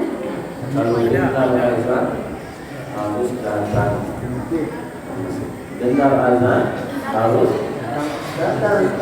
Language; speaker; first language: Indonesian; non-native, learner; Arabic